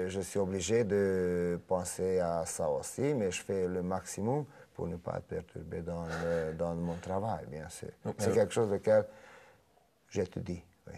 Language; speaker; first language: French; non-native, fluent; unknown